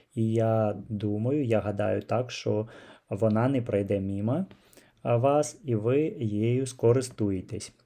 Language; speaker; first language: Ukrainian; non-native, local second language; Russian